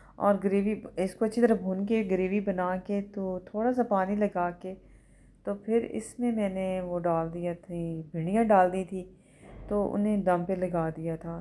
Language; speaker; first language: Urdu; native; Urdu